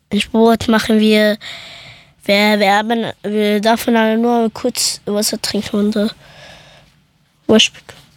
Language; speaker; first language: German; early bilingual, other home language; Persian